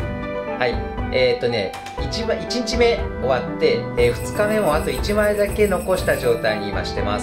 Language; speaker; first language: Japanese; native; Japanese